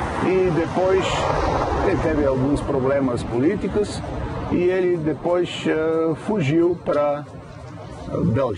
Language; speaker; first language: Portuguese; non-native, fluent; Bulgarian